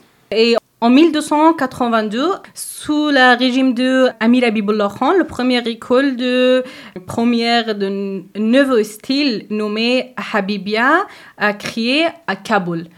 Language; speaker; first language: French; non-native, learner; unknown